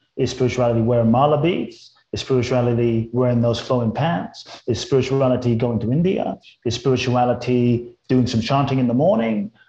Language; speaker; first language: English; native; English